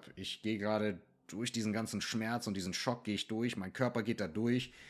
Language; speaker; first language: German; native; German